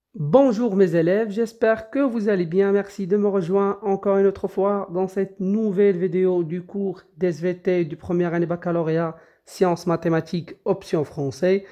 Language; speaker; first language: French; non-native, local second language; Arabic